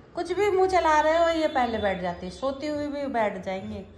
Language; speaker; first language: Hindi; native; Hindi